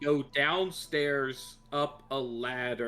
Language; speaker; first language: English; native; English